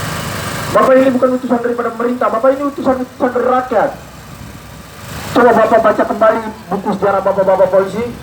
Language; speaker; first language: Indonesian; native; Indonesian